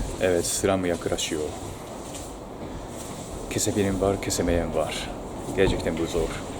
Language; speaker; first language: Turkish; non-native, fluent; Japanese